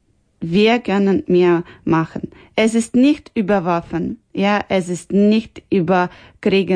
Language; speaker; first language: German; non-native, learner; Ukrainian